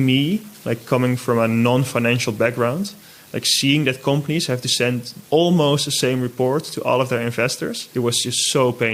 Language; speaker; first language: English; non-native, fluent; Dutch